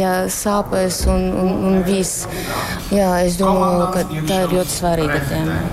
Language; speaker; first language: Latvian; non-native, learner; Russian